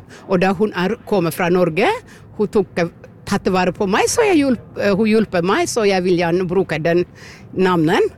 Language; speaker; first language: Norwegian; non-native, learner; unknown